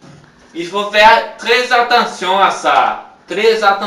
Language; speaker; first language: French; non-native, learner; Portuguese